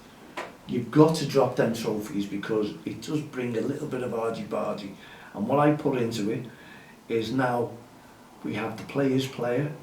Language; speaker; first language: English; native; English